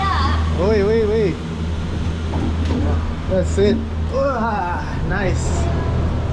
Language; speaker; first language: English; non-native, local second language; Swahili